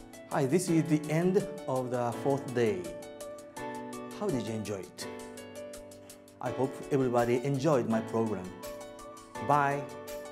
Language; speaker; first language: English; non-native, fluent; Japanese